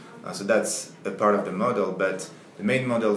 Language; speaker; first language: English; non-native, fluent; French